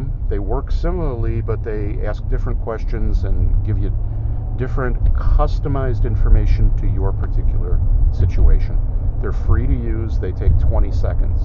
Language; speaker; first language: English; native; English